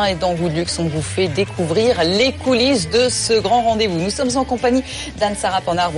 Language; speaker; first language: French; native; French